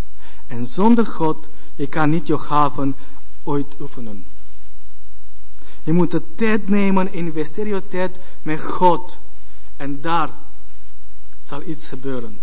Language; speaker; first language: Dutch; non-native, learner; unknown